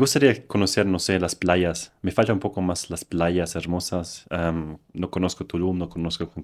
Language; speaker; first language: Spanish; non-native, fluent; German